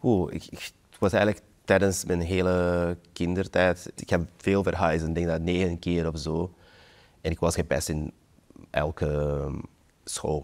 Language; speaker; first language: Dutch; non-native, learner; Portuguese